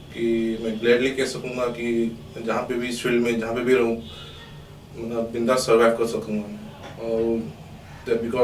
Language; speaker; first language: Hindi; non-native, local second language; Assamese